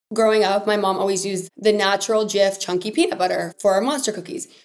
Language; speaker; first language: English; native; English